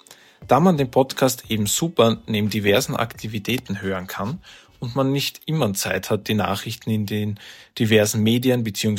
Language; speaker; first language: German; native; German